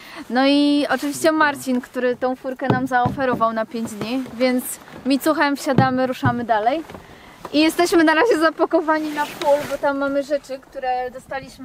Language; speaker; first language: Polish; native; Polish